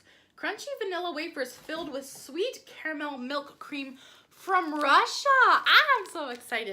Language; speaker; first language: English; native; English